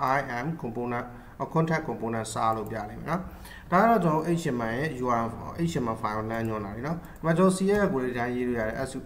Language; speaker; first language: Burmese; native; Burmese